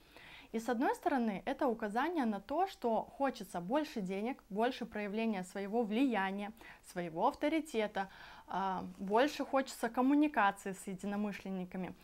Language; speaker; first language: Russian; native; Russian